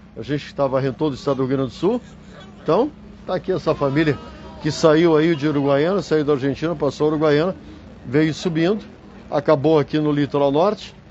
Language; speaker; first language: Portuguese; native; Portuguese